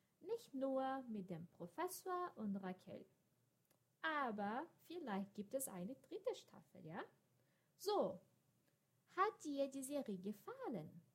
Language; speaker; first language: German; non-native, fluent; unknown